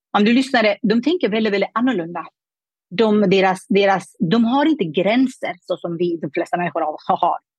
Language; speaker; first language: Swedish; non-native, fluent; Persian